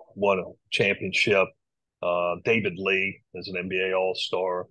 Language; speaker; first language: English; native; English